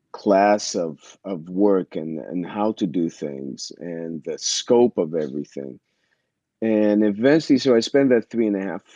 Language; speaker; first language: English; early bilingual, other home language; Russian